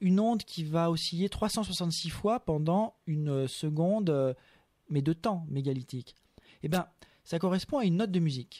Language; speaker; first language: French; native; French